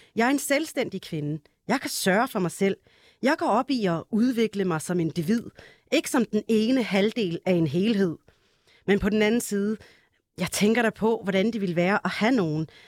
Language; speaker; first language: Danish; early bilingual, other home language; Arabic